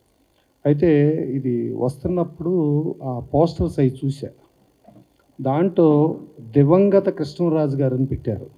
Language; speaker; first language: Telugu; native; Telugu